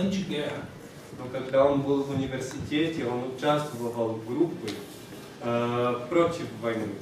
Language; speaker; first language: Russian; non-native, fluent; Portuguese